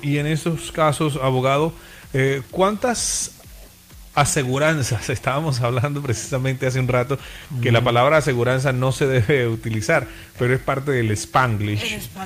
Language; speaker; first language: Spanish; native; Spanish